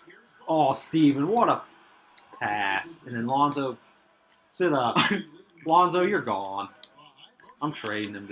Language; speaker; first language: English; native; English